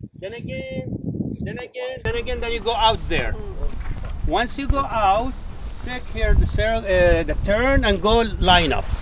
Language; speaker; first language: English; non-native, fluent; Arabic